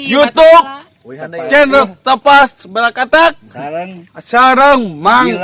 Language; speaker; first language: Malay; non-native, local second language; Sundanese